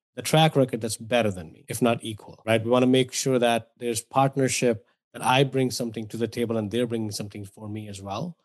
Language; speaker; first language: English; non-native, local second language; Hindi